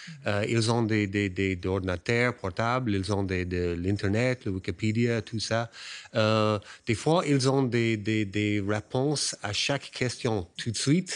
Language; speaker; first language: French; non-native, fluent; English